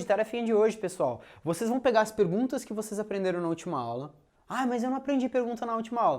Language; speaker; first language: Portuguese; native; Portuguese